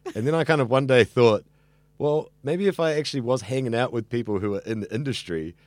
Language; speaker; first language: English; native; English